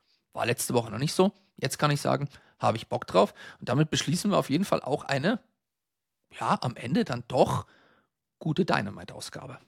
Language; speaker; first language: German; native; German